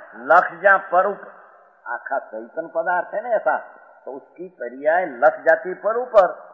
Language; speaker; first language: Hindi; non-native, local second language; Gujarati